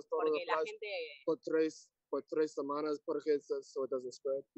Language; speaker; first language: Spanish; non-native, learner; English